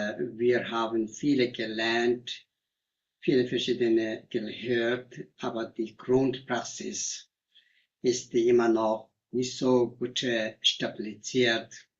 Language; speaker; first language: German; non-native, learner; Tibetan